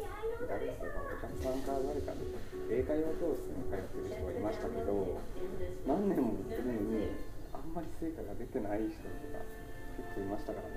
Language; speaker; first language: Japanese; native; Japanese